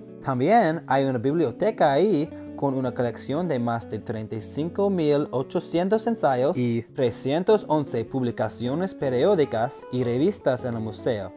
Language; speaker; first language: Spanish; non-native, learner; English